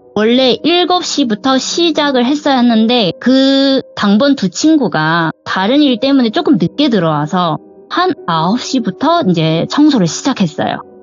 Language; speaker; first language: Korean; non-native, fluent; Chinese